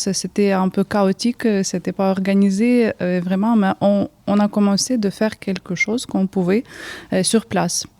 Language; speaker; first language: French; early bilingual, heritage; Ukrainian